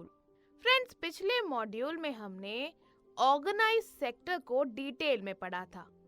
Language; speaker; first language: Hindi; native; Hindi